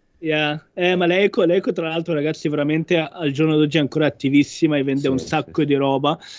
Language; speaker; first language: Italian; non-native, fluent; Arabic